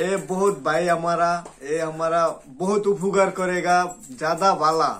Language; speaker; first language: Hindi; non-native, learner; Bangla